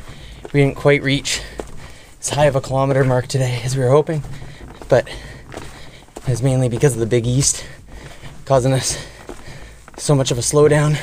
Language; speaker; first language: English; native; English